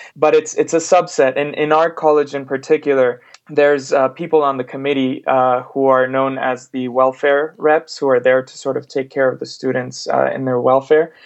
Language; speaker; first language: English; non-native, fluent; Spanish